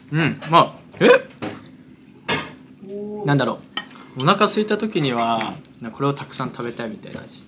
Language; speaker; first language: Japanese; native; Japanese